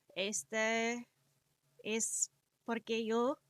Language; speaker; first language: Spanish; early bilingual, other home language; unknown